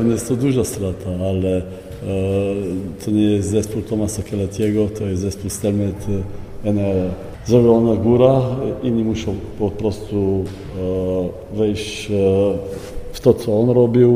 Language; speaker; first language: Polish; non-native, fluent; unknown